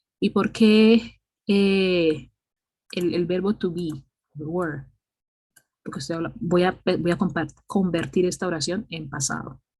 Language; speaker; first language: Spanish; native; Spanish